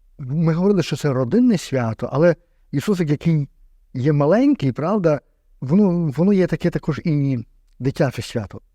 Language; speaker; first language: Ukrainian; native; Ukrainian